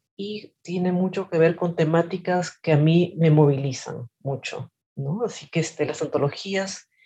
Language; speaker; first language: Spanish; native; Spanish